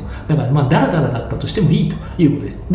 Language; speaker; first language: Japanese; native; Japanese